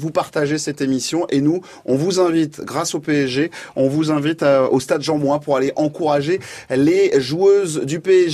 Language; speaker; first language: French; native; French